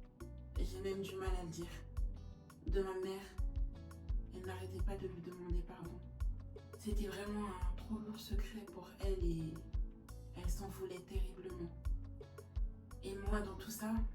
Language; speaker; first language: French; native; French